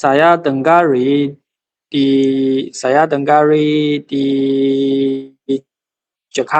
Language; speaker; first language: Indonesian; non-native, learner; Chinese